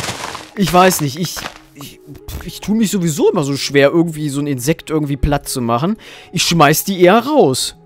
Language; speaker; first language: German; native; German